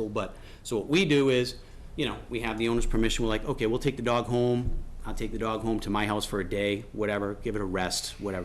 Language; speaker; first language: English; native; English